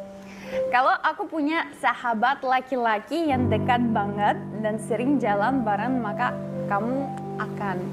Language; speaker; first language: Indonesian; non-native, learner; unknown